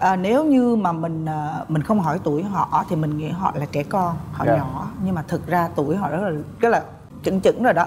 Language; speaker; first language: Vietnamese; native; Vietnamese